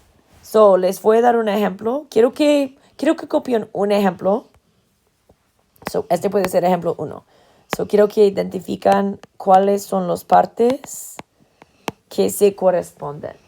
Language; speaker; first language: Spanish; non-native, fluent; English